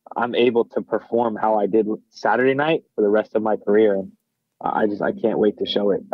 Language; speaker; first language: English; native; English